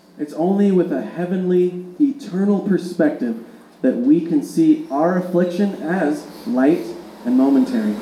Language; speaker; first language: English; native; English